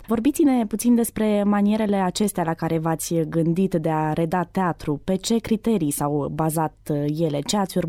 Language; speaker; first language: Romanian; native; Romanian